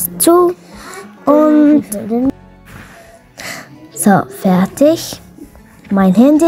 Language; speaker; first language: German; non-native, learner; Arabic